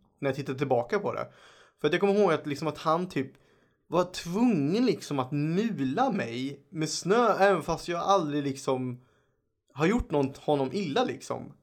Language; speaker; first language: Swedish; native; Swedish